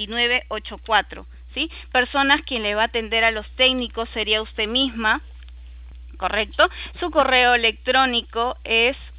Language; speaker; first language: Spanish; native; Spanish